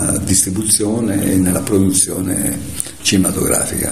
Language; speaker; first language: Italian; native; Italian